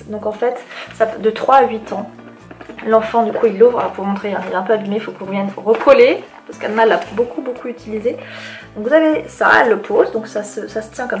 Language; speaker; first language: French; native; French